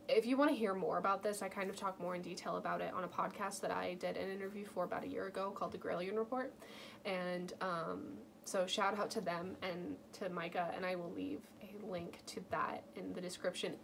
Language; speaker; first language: English; native; English